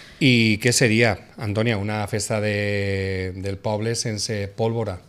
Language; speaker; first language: Catalan; native; Catalan